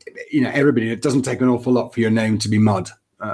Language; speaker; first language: English; native; English